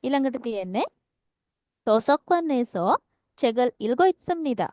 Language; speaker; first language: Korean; non-native, fluent; Sinhala